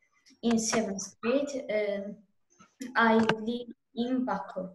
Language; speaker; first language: English; non-native, learner; Azerbaijani